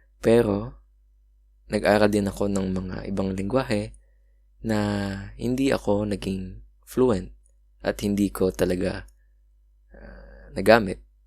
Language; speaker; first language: Filipino; native; Filipino